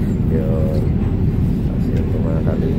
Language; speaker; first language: Filipino; non-native, learner; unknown